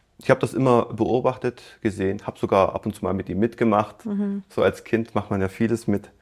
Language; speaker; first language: German; native; German